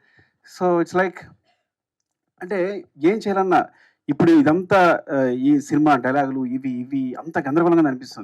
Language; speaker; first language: Telugu; native; Telugu